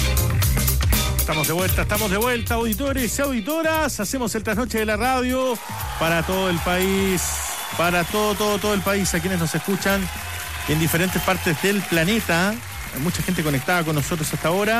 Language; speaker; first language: Spanish; native; Spanish